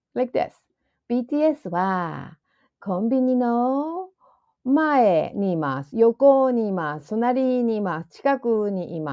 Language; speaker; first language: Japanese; non-native, fluent; English